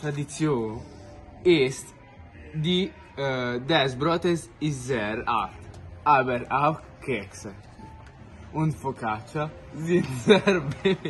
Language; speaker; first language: German; non-native, learner; Italian